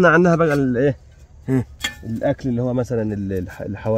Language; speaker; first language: Arabic; native; Arabic